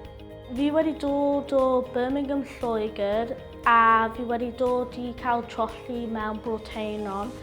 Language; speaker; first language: Welsh; non-native, learner; English